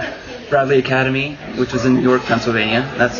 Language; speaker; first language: English; native; English